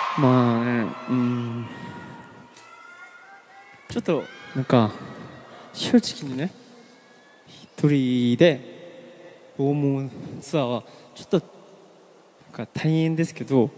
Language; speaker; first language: Japanese; non-native, learner; Korean